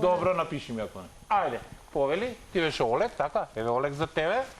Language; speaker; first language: Macedonian; native; Macedonian